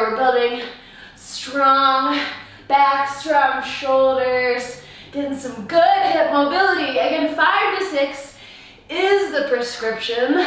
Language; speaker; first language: English; native; English